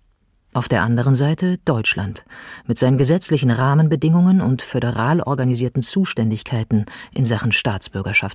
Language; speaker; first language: German; native; German